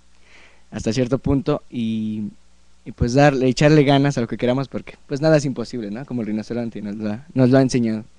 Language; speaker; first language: Spanish; native; Spanish